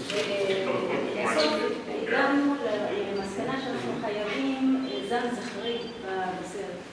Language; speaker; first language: Hebrew; non-native, local second language; Arabic